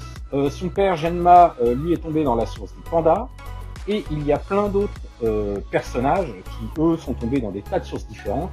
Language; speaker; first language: French; native; French